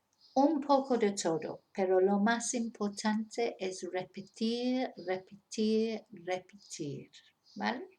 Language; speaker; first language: Spanish; non-native, fluent; English